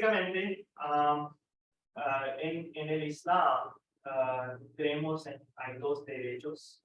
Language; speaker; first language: Spanish; non-native, fluent; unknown